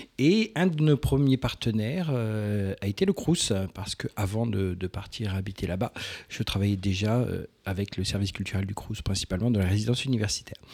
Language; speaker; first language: French; native; French